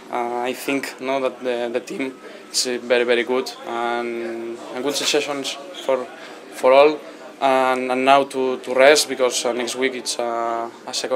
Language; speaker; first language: English; non-native, learner; Spanish